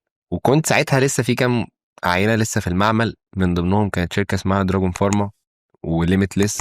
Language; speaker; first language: Arabic; native; Arabic